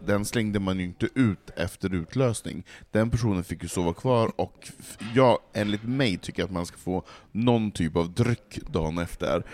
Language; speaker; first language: Swedish; native; Swedish